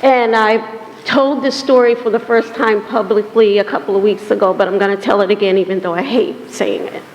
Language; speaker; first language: English; native; English